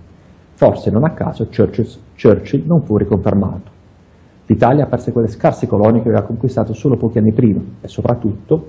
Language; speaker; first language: Italian; native; Italian